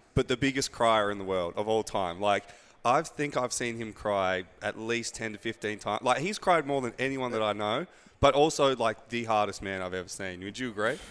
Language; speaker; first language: English; native; English